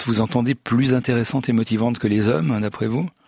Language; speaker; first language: French; native; French